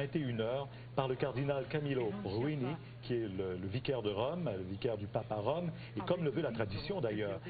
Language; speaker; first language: French; native; French